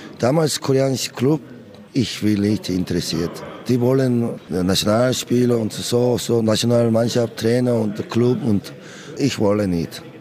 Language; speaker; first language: German; non-native, learner; Korean